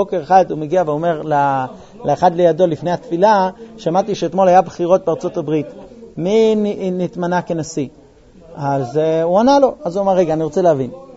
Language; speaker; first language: Hebrew; non-native, fluent; English